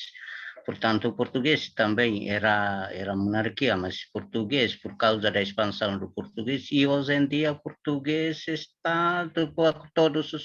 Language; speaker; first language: Portuguese; non-native, learner; Tetum